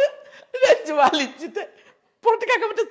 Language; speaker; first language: Malayalam; non-native, fluent; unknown